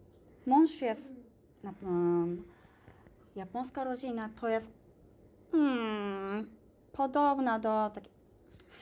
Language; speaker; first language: Polish; non-native, learner; Japanese